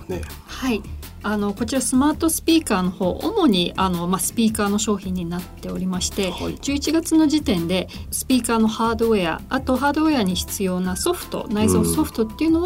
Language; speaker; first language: Japanese; native; Japanese